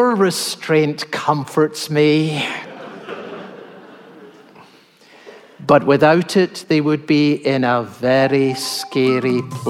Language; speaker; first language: English; native; English